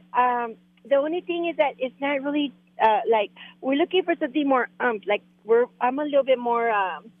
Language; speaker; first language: English; non-native, fluent; Spanish